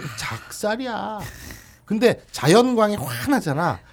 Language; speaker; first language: Korean; native; Korean